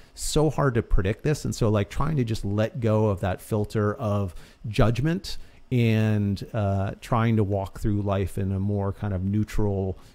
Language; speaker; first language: English; native; English